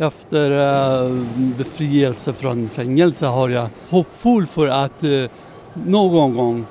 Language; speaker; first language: Swedish; non-native, learner; Persian